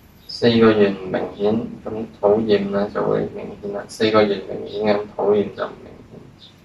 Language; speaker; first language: Chinese; native; Chinese